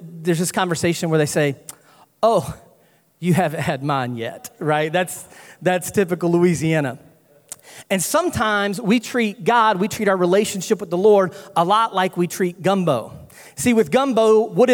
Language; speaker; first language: English; native; English